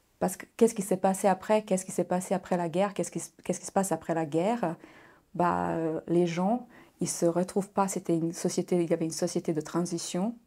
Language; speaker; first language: French; non-native, fluent; Bosnian